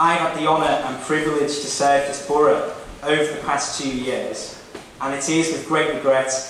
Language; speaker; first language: English; native; English